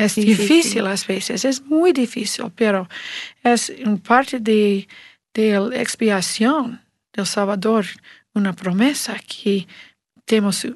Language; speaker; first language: Spanish; non-native, learner; English